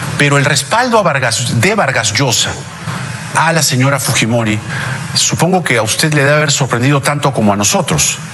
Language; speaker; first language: Spanish; native; Spanish